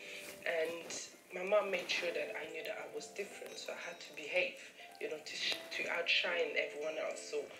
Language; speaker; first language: English; early bilingual, other home language; German